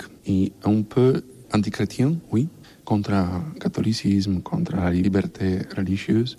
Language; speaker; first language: French; non-native, learner; Polish